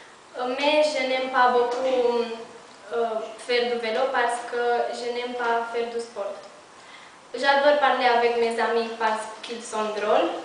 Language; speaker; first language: French; non-native, learner; Romanian